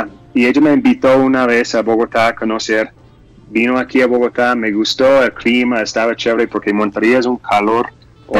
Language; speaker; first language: Spanish; non-native, fluent; English